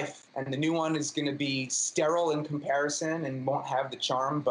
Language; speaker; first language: English; native; English